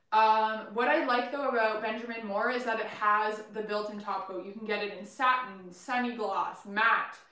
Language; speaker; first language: English; native; English